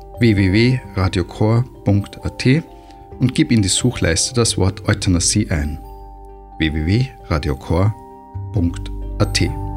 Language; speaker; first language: German; native; German